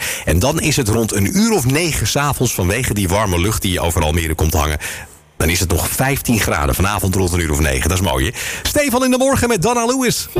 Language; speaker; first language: Dutch; native; Dutch